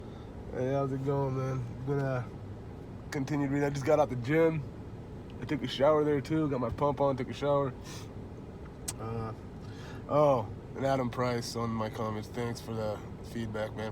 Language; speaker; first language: English; native; English